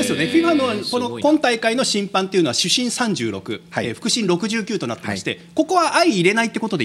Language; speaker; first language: Japanese; native; Japanese